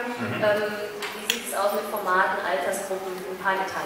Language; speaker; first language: German; native; German